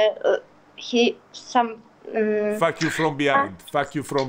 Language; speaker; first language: English; non-native, learner; Ukrainian